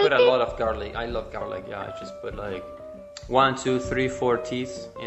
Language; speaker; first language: English; non-native, fluent; Spanish